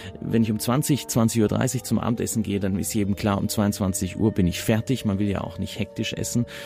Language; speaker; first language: German; native; German